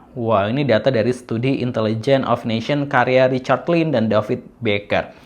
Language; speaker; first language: Indonesian; native; Indonesian